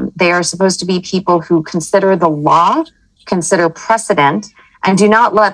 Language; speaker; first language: English; native; English